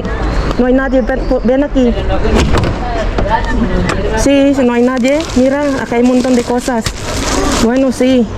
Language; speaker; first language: Spanish; non-native, fluent; Filipino